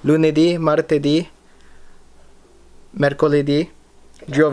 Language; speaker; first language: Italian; non-native, learner; English